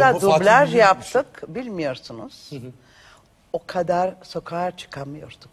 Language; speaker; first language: Turkish; non-native, learner; Macedonian